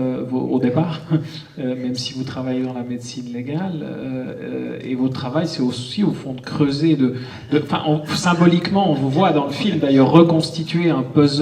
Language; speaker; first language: French; native; French